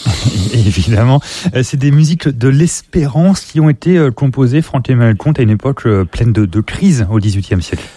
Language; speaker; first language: French; native; French